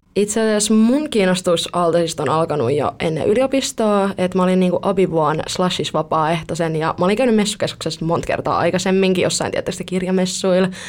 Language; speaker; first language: Finnish; early bilingual, other home language; Italian